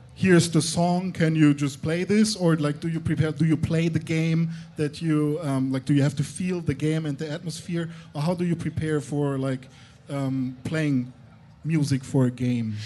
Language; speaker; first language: English; non-native, fluent; German